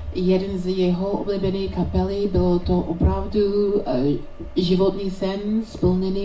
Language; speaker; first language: Czech; non-native, learner; English